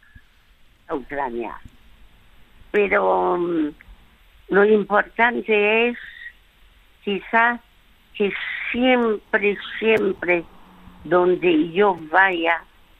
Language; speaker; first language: Spanish; early bilingual, other home language; French